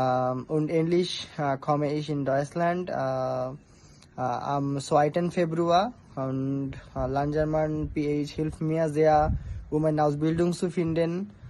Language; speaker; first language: German; non-native, learner; Bangla